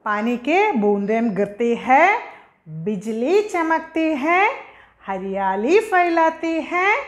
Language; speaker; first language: Hindi; non-native, local second language; Malayalam